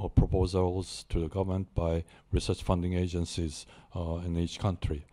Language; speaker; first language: English; non-native, fluent; Japanese